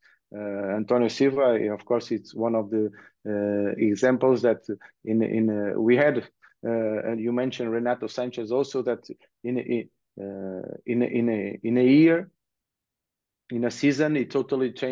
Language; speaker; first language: English; early bilingual, other home language; Portuguese